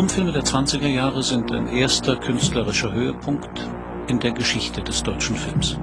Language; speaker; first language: German; native; German